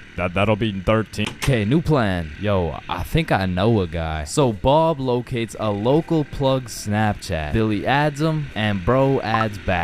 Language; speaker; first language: English; native; English